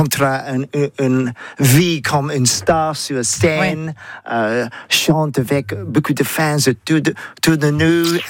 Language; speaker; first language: French; non-native, learner; English